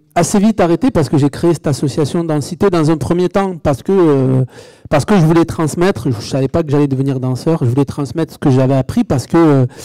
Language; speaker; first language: French; native; French